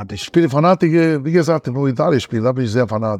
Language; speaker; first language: German; non-native, learner; Italian